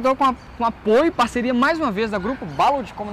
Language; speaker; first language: Portuguese; native; Portuguese